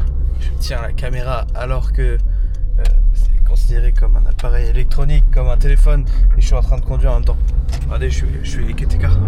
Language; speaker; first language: French; native; French